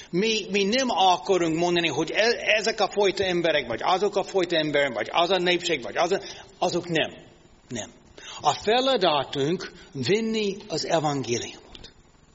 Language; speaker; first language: Hungarian; non-native, fluent; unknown